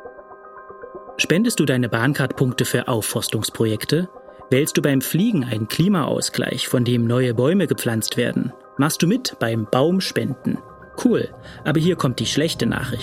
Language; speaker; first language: German; native; German